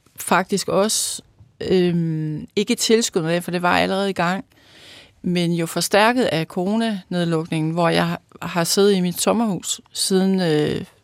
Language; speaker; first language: Danish; native; Danish